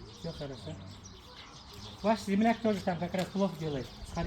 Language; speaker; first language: Russian; non-native, local second language; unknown